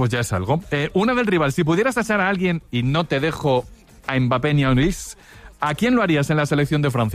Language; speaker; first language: Spanish; native; Spanish